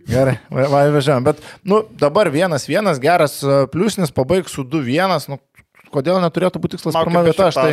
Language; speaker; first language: Lithuanian; native; Lithuanian